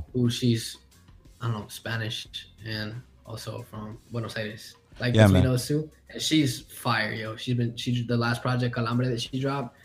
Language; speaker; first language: English; native; English